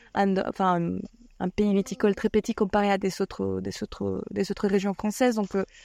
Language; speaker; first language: French; non-native, fluent; Spanish